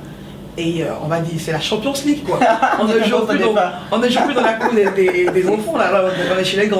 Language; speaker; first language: French; native; French